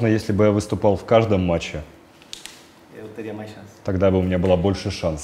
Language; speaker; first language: Russian; non-native, fluent; Portuguese